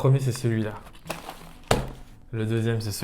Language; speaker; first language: French; native; French